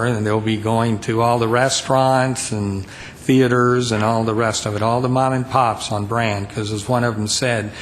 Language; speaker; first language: English; native; English